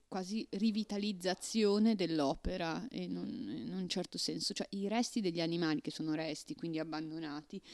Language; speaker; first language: Italian; native; Italian